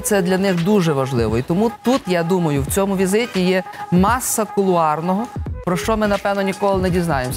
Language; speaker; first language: Ukrainian; native; Ukrainian